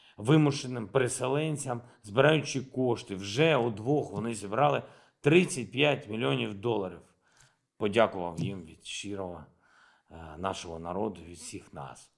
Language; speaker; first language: Ukrainian; non-native, local second language; Russian